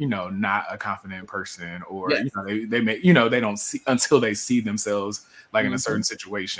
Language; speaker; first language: English; native; English